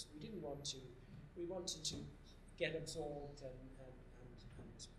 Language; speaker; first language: English; native; English